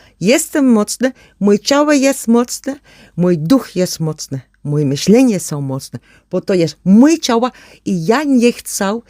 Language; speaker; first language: Polish; non-native, learner; German